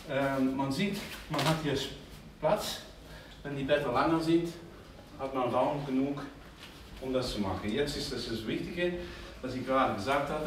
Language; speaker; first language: German; non-native, fluent; Dutch